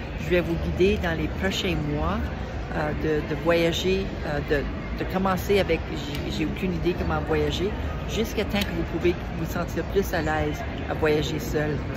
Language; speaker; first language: French; native; French